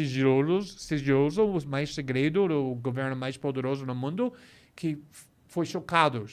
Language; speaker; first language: Portuguese; non-native, fluent; English